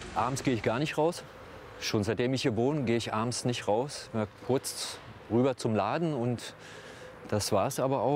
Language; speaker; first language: German; native; German